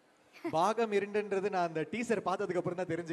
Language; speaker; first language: Tamil; native; Tamil